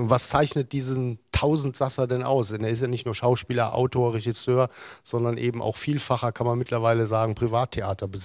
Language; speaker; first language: German; native; German